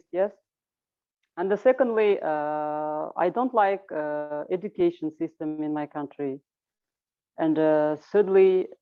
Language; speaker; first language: English; non-native, learner; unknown